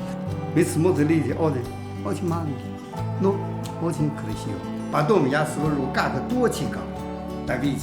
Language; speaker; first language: Russian; non-native, learner; Chinese